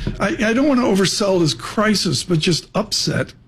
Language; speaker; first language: English; native; English